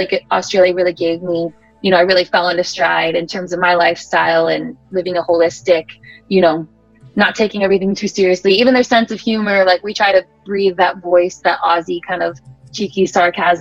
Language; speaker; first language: English; native; English